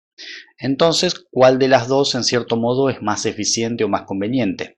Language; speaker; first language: Spanish; native; Spanish